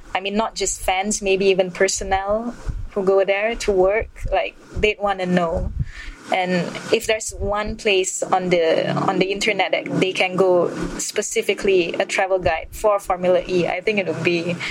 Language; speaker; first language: English; non-native, local second language; Malay